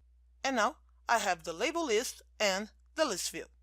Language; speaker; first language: English; non-native, fluent; Portuguese